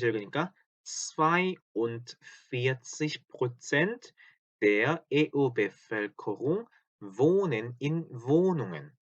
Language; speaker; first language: German; non-native, fluent; Korean